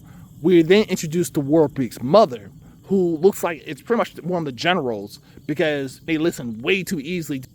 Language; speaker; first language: English; native; English